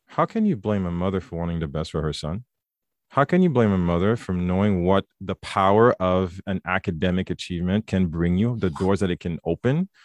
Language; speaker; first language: English; native; English